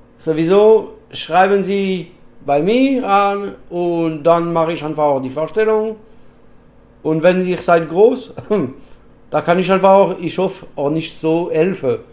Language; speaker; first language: German; non-native, learner; French